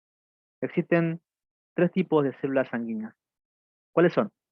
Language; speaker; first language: Spanish; native; Spanish